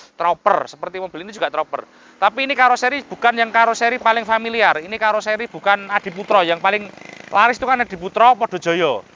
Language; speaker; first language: Indonesian; native; Indonesian